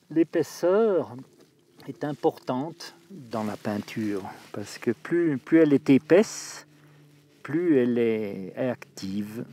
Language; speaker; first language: French; non-native, fluent; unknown